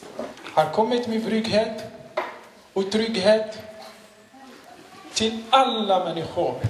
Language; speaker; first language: Swedish; non-native, learner; Arabic